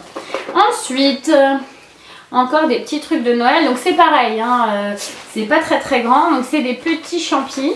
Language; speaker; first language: French; native; French